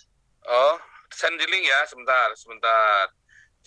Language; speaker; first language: Indonesian; native; Indonesian